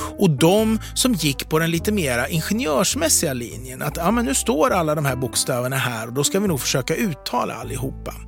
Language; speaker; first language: Swedish; native; Swedish